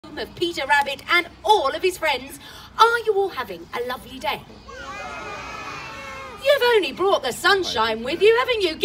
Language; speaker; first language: English; native; English